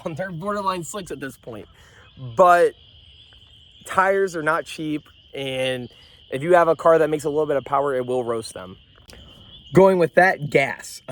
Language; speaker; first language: English; native; English